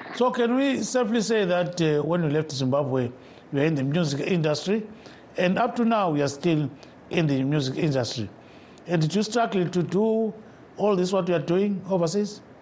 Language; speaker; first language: English; non-native, local second language; North Ndebele